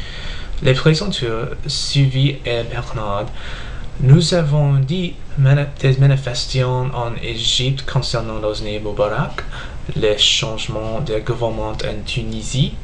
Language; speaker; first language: French; non-native, learner; English